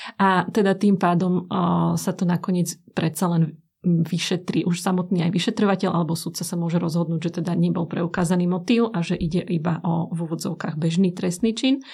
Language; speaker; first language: Slovak; native; Slovak